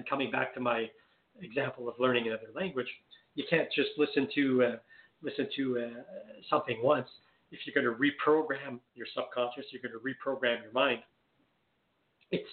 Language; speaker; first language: English; non-native, fluent; French